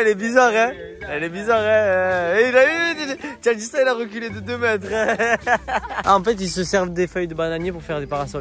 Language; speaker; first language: French; native; French